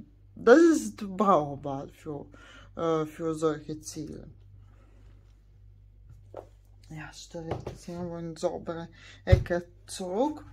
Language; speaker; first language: German; non-native, fluent; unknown